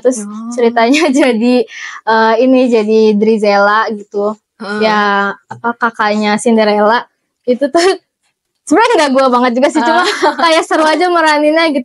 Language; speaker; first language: Indonesian; native; Indonesian